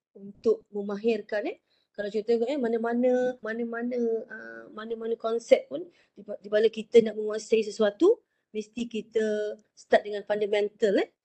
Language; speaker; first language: Malay; native; Malay